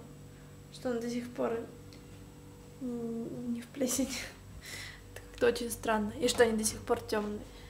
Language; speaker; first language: Russian; early bilingual, heritage; Russian